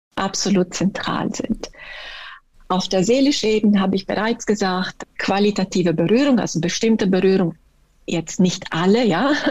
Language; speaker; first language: German; non-native, fluent; Italian